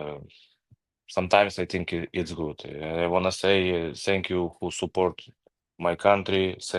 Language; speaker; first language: English; non-native, learner; Ukrainian